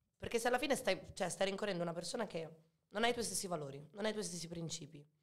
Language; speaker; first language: Italian; early bilingual, other home language; Arabic